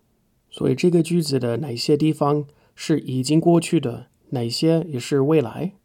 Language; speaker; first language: Chinese; non-native, fluent; English